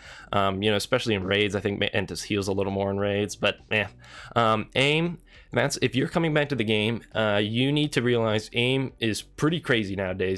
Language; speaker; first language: English; native; English